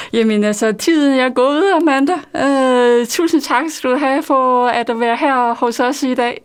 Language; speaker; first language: Danish; non-native, fluent; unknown